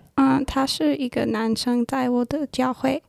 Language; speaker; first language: Chinese; non-native, learner; English